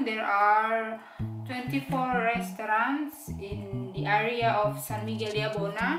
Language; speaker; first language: English; non-native, fluent; Indonesian